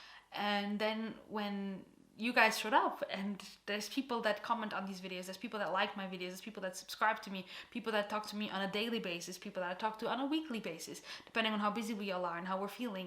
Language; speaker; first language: English; non-native, fluent; Portuguese